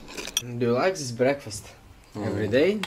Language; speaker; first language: English; non-native, learner; Russian